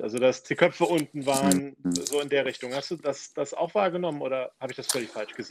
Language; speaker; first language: German; native; German